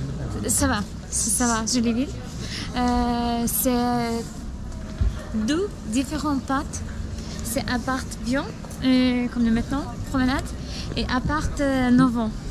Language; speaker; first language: French; non-native, learner; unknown